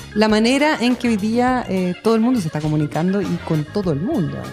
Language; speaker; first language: Spanish; native; Spanish